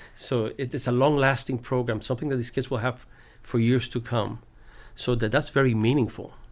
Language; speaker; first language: English; early bilingual, other home language; Spanish